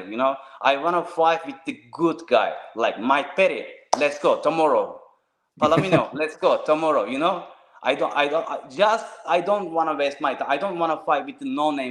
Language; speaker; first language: English; non-native, learner; Turkish